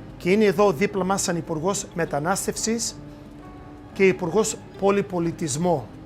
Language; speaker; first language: Greek; early bilingual, heritage; Greek